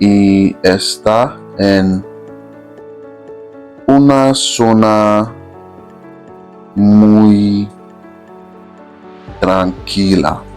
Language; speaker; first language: Spanish; non-native, fluent; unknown